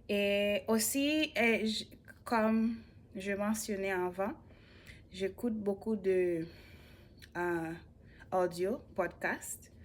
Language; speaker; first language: French; non-native, learner; English